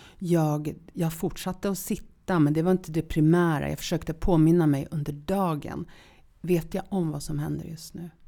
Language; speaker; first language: Swedish; early bilingual, other home language; Polish